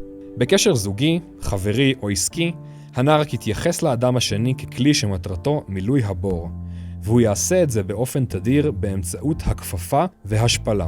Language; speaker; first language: Hebrew; native; Hebrew